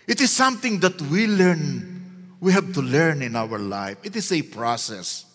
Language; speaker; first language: English; non-native, local second language; Filipino